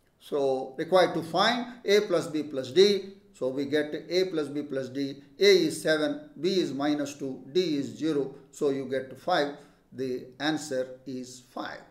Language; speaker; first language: English; non-native, local second language; Telugu